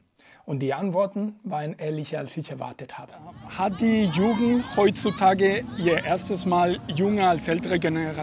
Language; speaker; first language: German; native; German